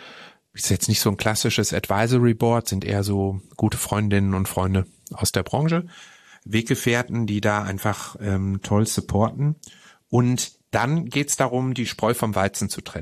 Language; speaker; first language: German; native; German